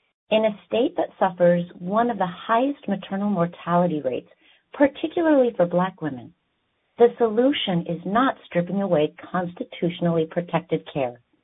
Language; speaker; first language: English; early bilingual, other home language; Spanish